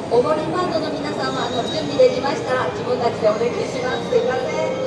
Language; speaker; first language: Japanese; native; Japanese